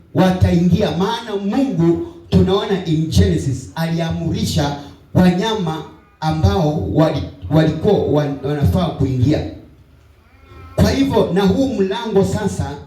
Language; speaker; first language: Swahili; non-native, local second language; Luyia